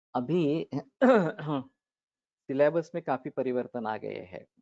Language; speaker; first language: Hindi; non-native, local second language; Marathi